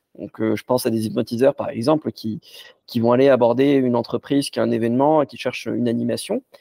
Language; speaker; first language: French; non-native, local second language; Arabic